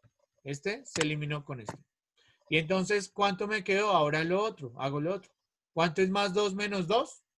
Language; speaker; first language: Spanish; native; Spanish